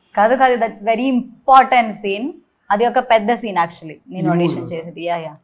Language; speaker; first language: Telugu; non-native, learner; Malayalam